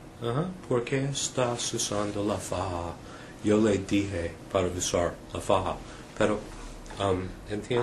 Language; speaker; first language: Spanish; non-native, learner; English